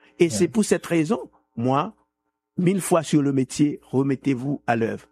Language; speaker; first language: French; non-native, local second language; Haitian Creole